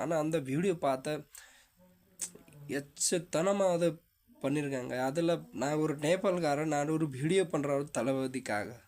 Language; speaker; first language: Tamil; non-native, fluent; Nepali